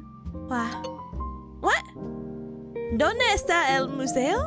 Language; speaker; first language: Spanish; non-native, learner; English